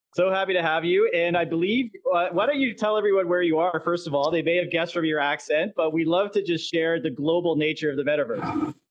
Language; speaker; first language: English; native; English